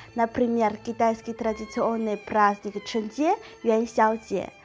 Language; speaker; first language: Russian; non-native, fluent; Chinese